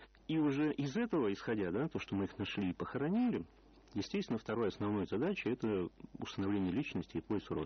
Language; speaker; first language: Russian; native; Russian